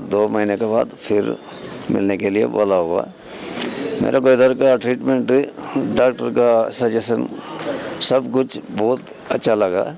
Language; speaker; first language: Hindi; non-native, local second language; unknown